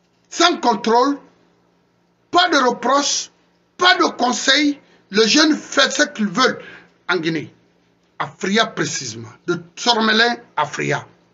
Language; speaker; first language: French; non-native, local second language; Susu